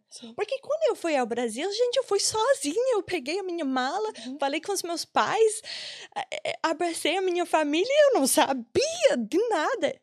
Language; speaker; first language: Portuguese; non-native, fluent; English